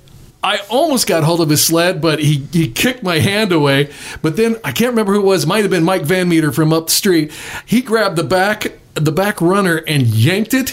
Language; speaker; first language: English; native; English